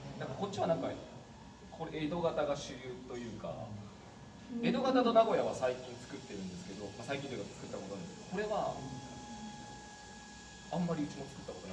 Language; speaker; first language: Japanese; native; Japanese